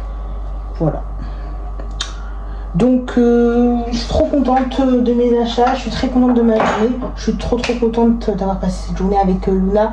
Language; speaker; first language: French; native; French